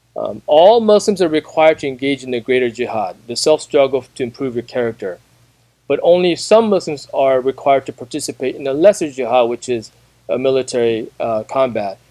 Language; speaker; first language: English; native; English